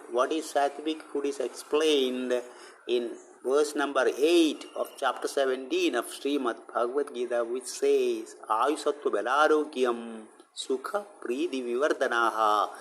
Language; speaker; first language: English; non-native, local second language; Malayalam